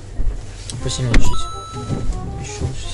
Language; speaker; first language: Russian; native; Russian